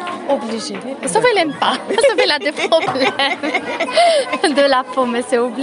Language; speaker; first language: French; non-native, learner; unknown